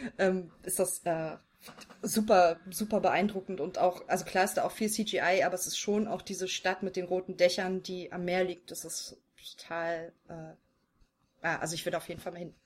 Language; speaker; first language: German; native; German